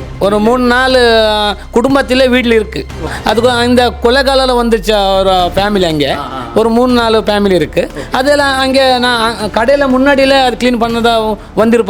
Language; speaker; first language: Tamil; non-native, learner; Kannada